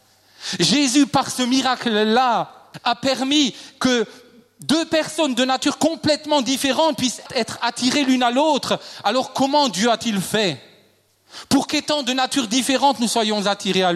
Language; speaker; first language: French; native; French